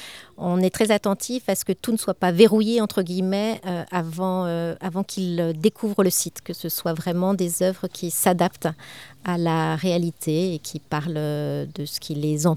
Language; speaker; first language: French; native; French